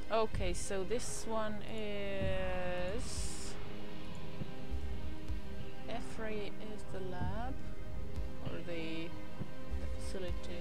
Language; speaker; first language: English; non-native, fluent; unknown